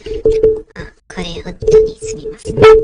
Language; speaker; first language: Japanese; non-native, learner; English